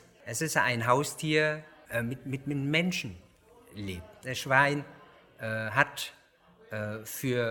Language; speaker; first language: German; non-native, fluent; Vietnamese